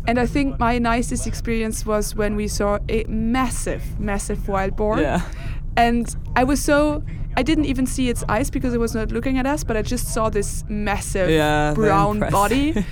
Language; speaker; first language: English; non-native, fluent; German